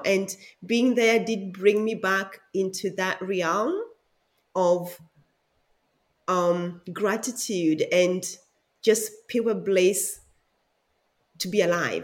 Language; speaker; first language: English; non-native, local second language; Luo (Kenya and Tanzania)